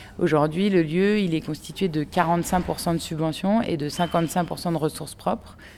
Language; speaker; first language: French; native; French